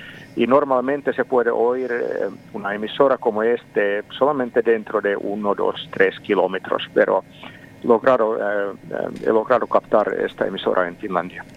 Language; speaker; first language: Spanish; non-native, fluent; Finnish